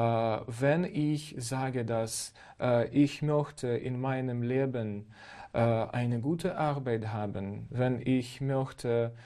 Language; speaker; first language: German; non-native, fluent; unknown